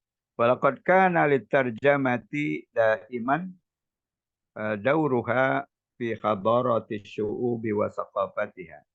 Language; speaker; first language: Arabic; non-native, fluent; Indonesian